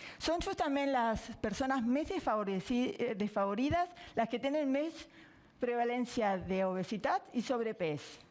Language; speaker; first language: Catalan; non-native, fluent; Spanish